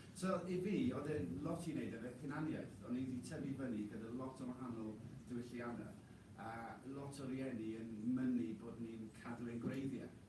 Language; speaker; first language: Welsh; non-native, local second language; English